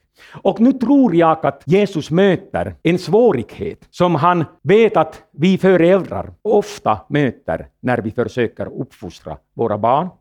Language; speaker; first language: Swedish; non-native, fluent; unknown